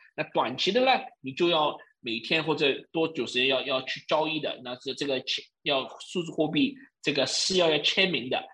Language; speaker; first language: Chinese; early bilingual, heritage; Chinese